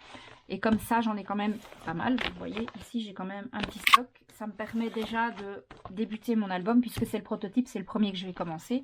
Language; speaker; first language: French; native; French